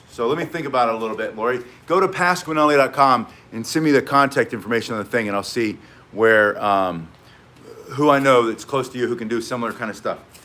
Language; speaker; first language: English; native; English